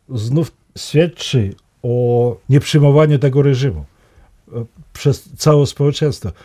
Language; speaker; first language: Polish; non-native, fluent; Russian